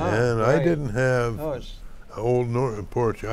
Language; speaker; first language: English; native; English